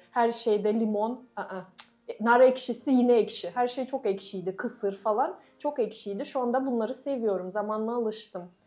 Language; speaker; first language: Turkish; non-native, fluent; Russian